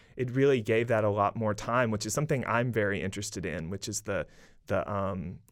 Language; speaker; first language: English; native; English